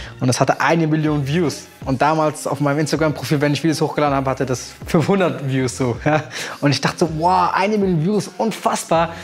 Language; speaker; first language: German; native; German